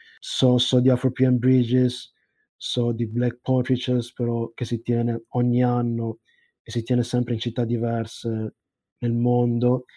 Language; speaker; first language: Italian; early bilingual, other home language; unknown